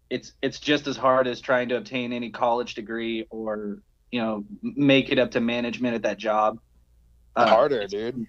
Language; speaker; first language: English; native; English